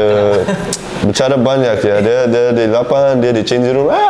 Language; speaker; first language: Indonesian; non-native, learner; English